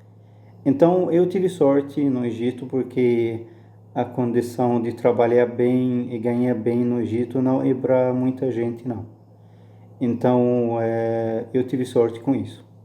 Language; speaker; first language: Portuguese; non-native, fluent; Arabic